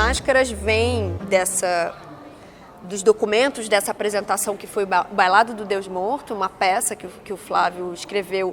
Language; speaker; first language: Portuguese; native; Portuguese